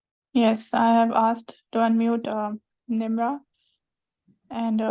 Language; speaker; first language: English; non-native, local second language; Urdu